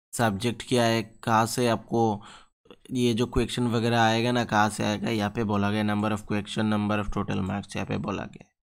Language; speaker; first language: Hindi; non-native, local second language; Bangla